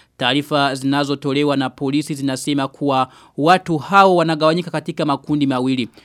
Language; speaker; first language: Swahili; non-native, local second language; Rundi